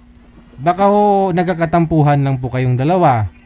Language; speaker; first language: Filipino; native; Filipino